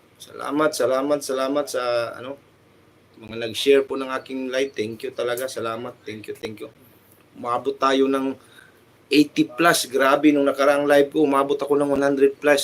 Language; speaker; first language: Filipino; non-native, local second language; Cebuano